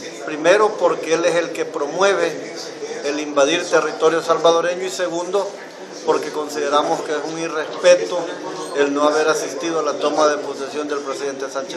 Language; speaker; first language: Spanish; native; Spanish